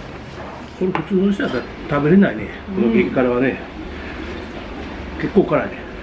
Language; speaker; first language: Japanese; native; Japanese